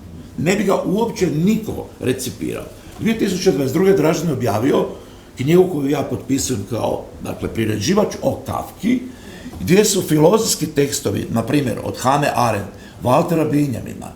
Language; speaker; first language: Croatian; native; Croatian